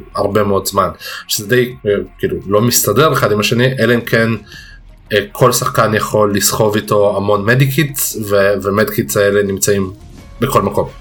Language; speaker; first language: Hebrew; early bilingual, other home language; Russian